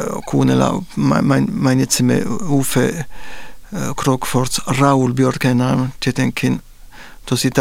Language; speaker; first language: Finnish; non-native, fluent; Spanish